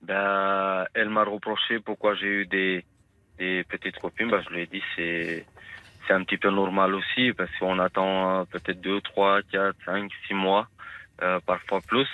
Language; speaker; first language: French; non-native, fluent; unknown